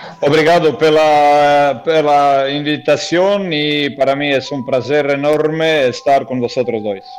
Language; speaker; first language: Portuguese; non-native, learner; Croatian